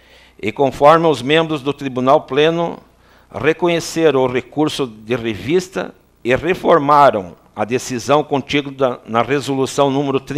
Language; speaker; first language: Portuguese; native; Portuguese